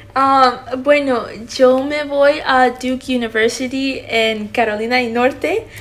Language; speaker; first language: Spanish; non-native, fluent; English